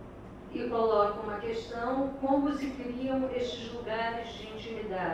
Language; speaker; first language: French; non-native, learner; Portuguese